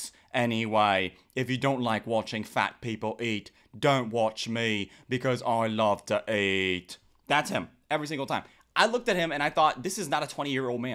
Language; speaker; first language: English; native; English